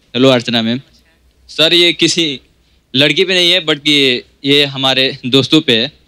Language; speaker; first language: Hindi; native; Hindi